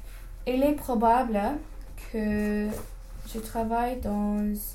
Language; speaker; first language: French; non-native, fluent; English